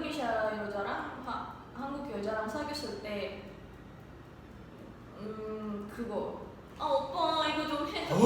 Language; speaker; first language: Korean; non-native, learner; Indonesian